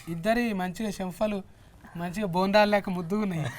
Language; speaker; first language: Telugu; native; Telugu